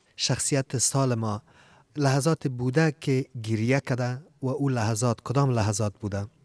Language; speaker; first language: Persian; native; Persian